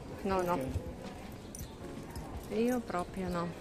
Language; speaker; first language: Italian; non-native, learner; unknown